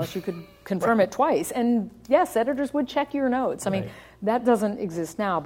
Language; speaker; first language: English; native; English